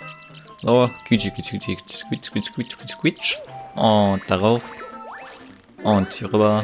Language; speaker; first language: German; native; German